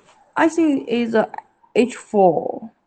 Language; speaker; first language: English; non-native, learner; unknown